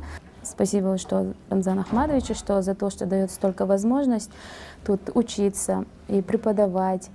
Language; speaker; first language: Russian; non-native, fluent; Uzbek